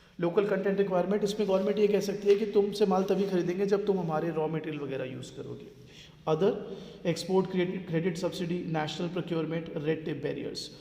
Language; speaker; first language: Hindi; native; Hindi